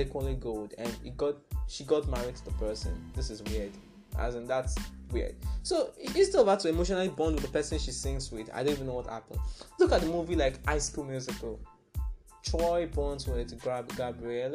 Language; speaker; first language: English; non-native, local second language; Yoruba